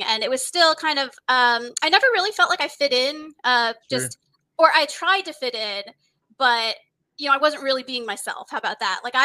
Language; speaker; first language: English; native; English